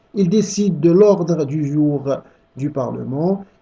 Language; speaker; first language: French; non-native, local second language; Arabic